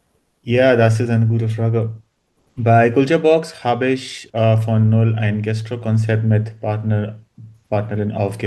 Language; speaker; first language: German; non-native, learner; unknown